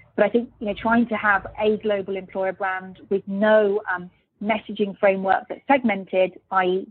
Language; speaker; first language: English; native; English